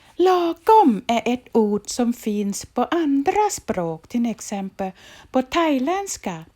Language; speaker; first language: Swedish; non-native, fluent; Thai